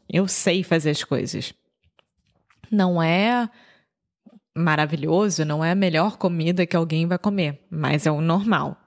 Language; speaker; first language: Portuguese; native; Portuguese